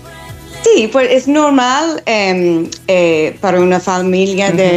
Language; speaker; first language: Spanish; non-native, fluent; English